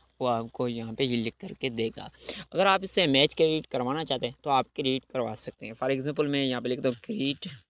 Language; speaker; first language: Urdu; native; Urdu